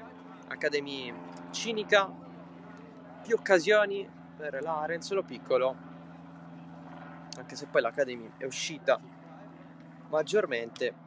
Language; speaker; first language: Italian; native; Italian